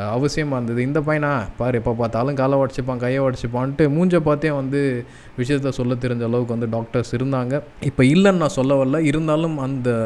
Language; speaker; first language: Tamil; native; Tamil